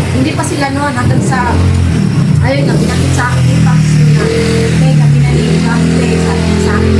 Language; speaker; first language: Filipino; native; Filipino